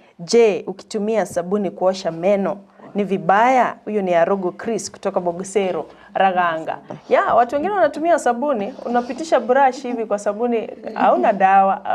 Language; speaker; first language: Swahili; non-native, local second language; Gusii